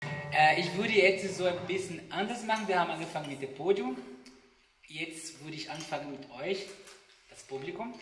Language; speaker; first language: German; non-native, fluent; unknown